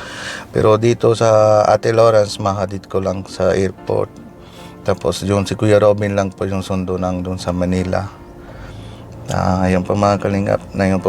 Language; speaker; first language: Filipino; non-native, learner; Punjabi